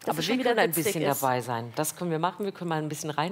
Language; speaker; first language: German; native; German